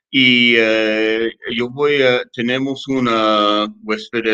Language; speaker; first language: Spanish; non-native, learner; English